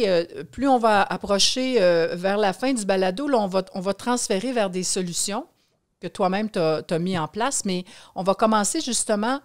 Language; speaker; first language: French; native; French